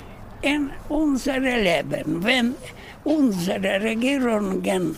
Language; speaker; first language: German; non-native, learner; Russian